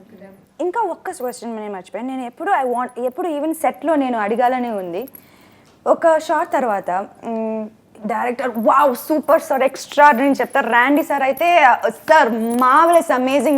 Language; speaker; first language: Telugu; non-native, fluent; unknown